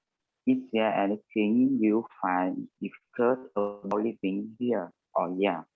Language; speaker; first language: English; non-native, learner; Vietnamese